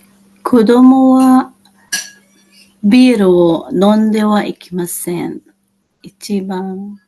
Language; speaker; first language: Japanese; non-native, learner; Filipino